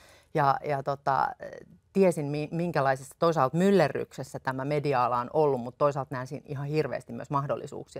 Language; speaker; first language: Finnish; native; Finnish